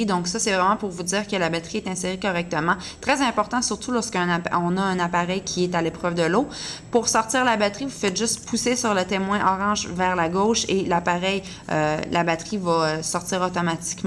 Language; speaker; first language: French; native; French